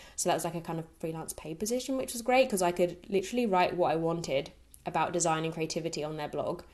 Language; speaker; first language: English; native; English